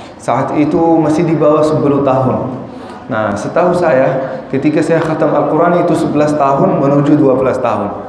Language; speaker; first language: Indonesian; non-native, fluent; Arabic